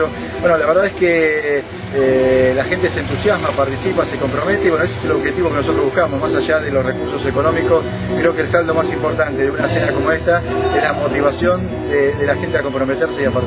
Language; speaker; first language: Spanish; native; Spanish